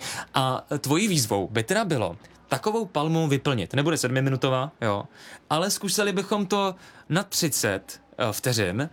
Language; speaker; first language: Czech; native; Czech